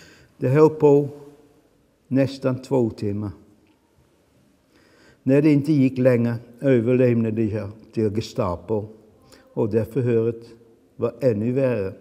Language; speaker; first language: Swedish; non-native, fluent; Dutch